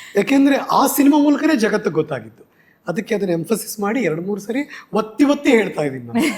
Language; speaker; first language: Kannada; native; Kannada